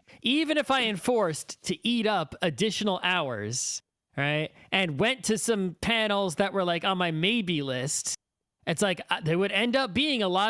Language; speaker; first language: English; native; English